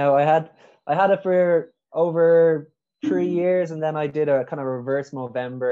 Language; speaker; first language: English; native; English